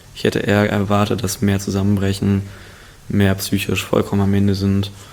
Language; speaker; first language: German; early bilingual, other home language; Russian